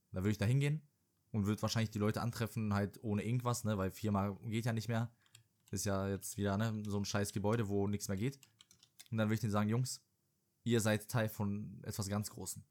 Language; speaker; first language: German; early bilingual, other home language; Serbian